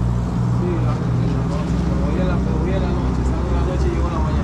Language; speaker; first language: Spanish; native; Spanish